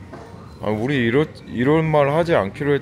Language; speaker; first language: Korean; native; Korean